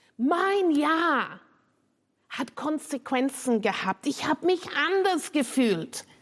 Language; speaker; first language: German; non-native, fluent; English